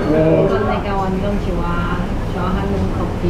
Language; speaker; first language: Korean; non-native, learner; Chinese